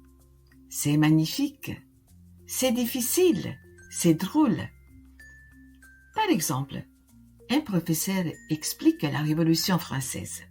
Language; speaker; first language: French; non-native, fluent; Italian